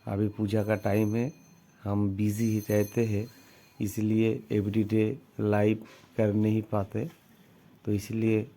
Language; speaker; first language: Hindi; non-native, local second language; Bangla